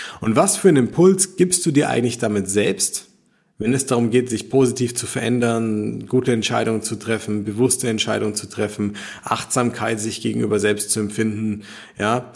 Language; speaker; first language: German; native; German